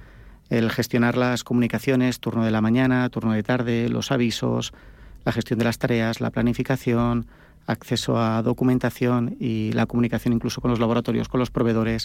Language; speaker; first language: Spanish; native; Spanish